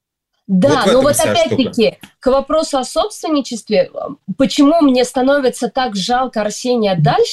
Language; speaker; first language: Russian; native; Russian